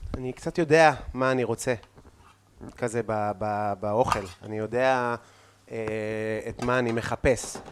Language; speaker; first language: Hebrew; native; Hebrew